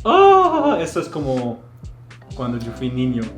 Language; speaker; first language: Spanish; non-native, fluent; German